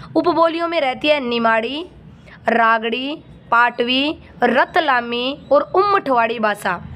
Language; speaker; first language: Hindi; native; Hindi